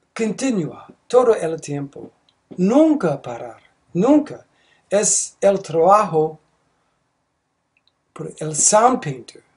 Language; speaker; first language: Spanish; non-native, learner; English